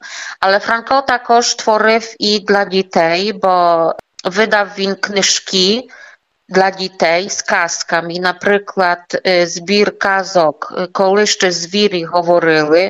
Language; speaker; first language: Ukrainian; early bilingual, heritage; Ukrainian